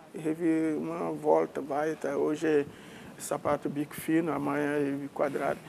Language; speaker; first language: Portuguese; non-native, fluent; Wolof